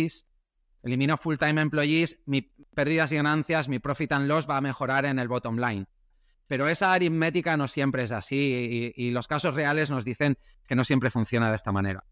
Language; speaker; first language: Spanish; native; Spanish